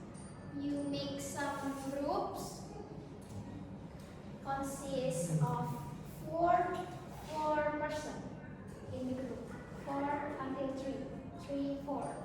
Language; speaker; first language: English; non-native, learner; Indonesian